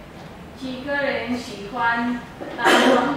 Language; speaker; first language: Chinese; non-native, learner; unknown